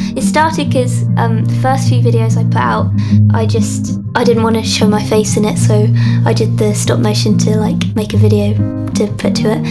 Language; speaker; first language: English; native; English